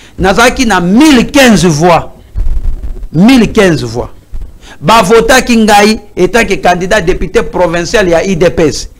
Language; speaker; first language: Lingala; non-native, local second language; Mongo